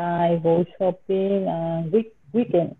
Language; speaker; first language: English; non-native, learner; Spanish